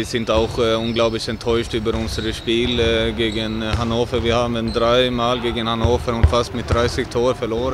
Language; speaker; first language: German; non-native, fluent; Swedish